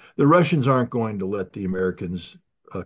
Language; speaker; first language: English; native; English